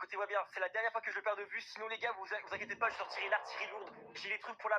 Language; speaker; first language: French; native; French